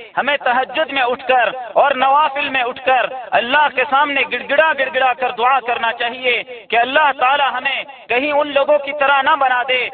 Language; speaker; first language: Urdu; non-native, local second language; Pashto